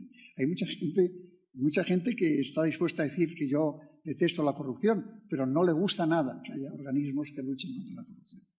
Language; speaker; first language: Spanish; native; Spanish